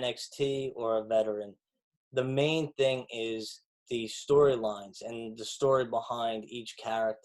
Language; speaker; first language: English; native; English